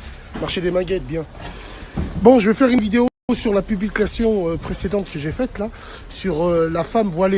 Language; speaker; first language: French; native; French